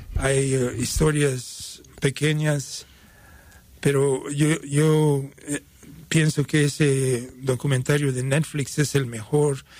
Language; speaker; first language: Spanish; early bilingual, other home language; French